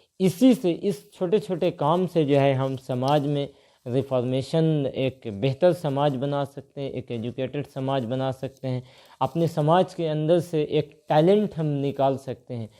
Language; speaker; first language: Urdu; native; Urdu